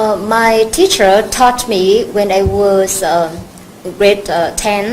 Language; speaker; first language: English; non-native, learner; Vietnamese